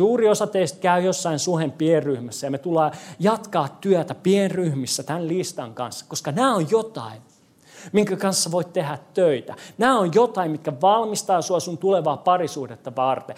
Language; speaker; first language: Finnish; non-native, fluent; English